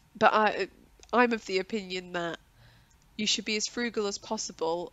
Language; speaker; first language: English; native; English